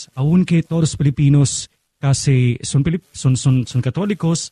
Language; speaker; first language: Spanish; non-native, fluent; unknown